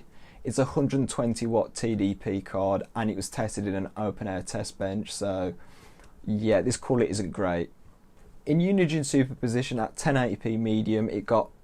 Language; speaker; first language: English; native; English